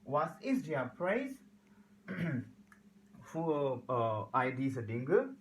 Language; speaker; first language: German; non-native, learner; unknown